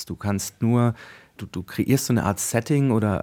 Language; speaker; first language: German; native; German